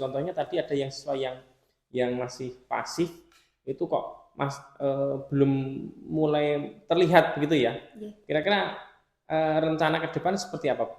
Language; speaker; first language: Indonesian; native; Indonesian